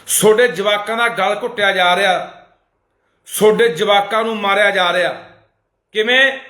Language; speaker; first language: Punjabi; native; Punjabi